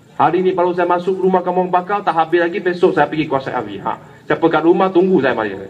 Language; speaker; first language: Malay; non-native, local second language; Chinese